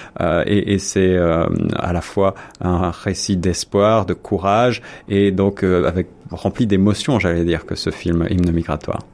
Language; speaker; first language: French; native; French